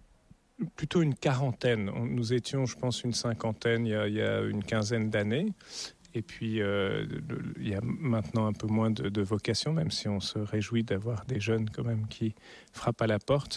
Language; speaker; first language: French; native; French